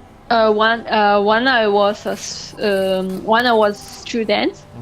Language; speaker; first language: English; non-native, learner; French